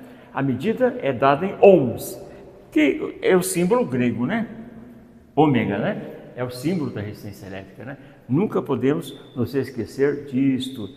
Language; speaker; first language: Portuguese; native; Portuguese